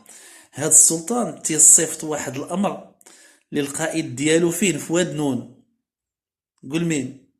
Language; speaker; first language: Arabic; native; Arabic